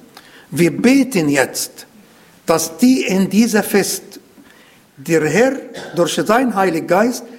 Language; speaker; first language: German; non-native, learner; Arabic